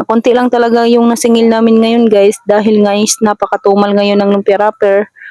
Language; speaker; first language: Filipino; non-native, local second language; Masbatenyo